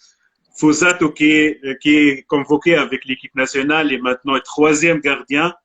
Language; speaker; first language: French; non-native, local second language; Arabic